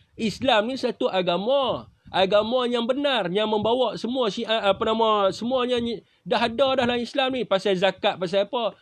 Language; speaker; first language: Malay; native; Malay